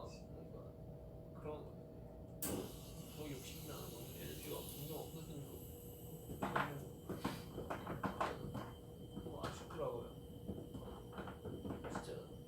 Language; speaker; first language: Korean; non-native, fluent; Chinese